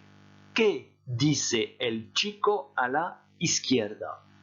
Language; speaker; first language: Spanish; non-native, fluent; French